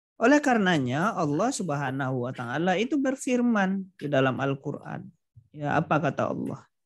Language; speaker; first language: Indonesian; non-native, local second language; Minangkabau